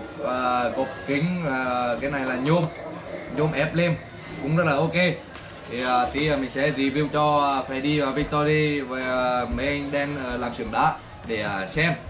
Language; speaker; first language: Vietnamese; native; Vietnamese